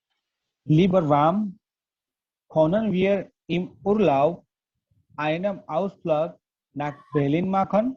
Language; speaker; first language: German; non-native, learner; Gujarati